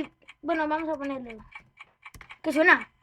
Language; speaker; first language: Spanish; native; Spanish